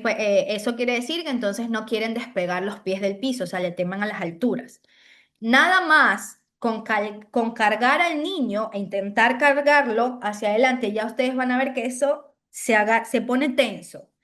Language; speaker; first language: Spanish; native; Spanish